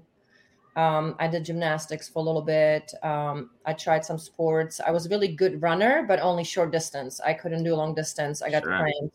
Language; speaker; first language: English; non-native, fluent; Czech